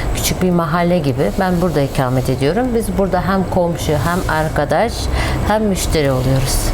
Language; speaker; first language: Turkish; non-native, fluent; Kyrgyz